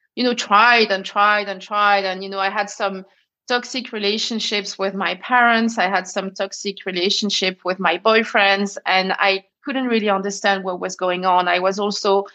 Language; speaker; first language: English; non-native, fluent; French